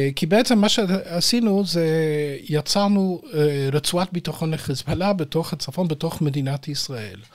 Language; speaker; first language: Hebrew; native; Hebrew